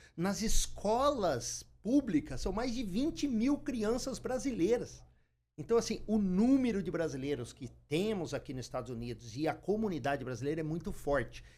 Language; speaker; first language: Portuguese; native; Portuguese